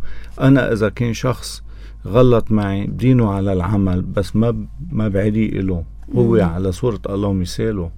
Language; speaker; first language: Arabic; native; Arabic